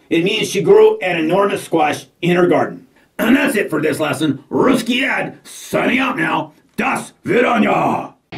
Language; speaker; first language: English; native; English